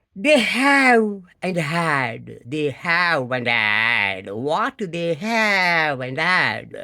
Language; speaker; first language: English; non-native, local second language; Tamil